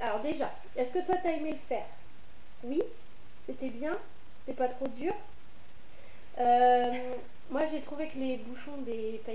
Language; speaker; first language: French; native; French